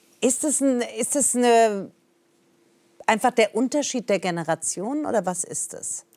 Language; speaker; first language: German; native; German